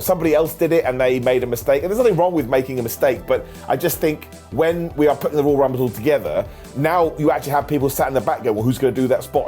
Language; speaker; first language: English; native; English